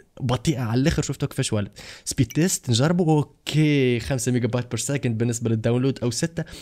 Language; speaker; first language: Arabic; native; Arabic